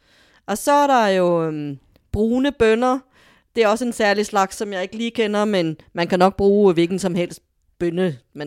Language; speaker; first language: Danish; native; Danish